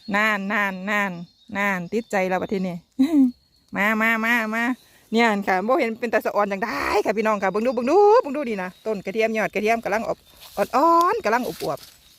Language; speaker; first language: Thai; native; Thai